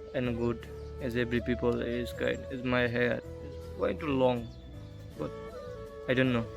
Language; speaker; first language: English; non-native, local second language; Bangla